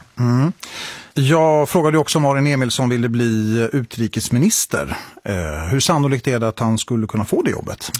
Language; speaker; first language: Swedish; native; Swedish